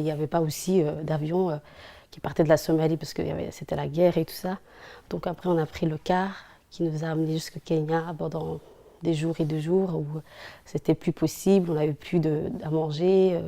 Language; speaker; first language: French; early bilingual, other home language; Somali